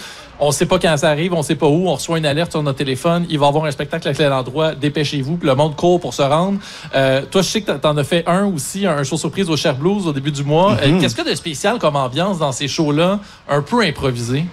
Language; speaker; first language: French; native; French